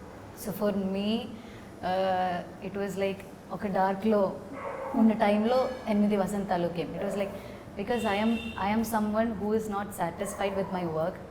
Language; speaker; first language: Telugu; non-native, learner; Malayalam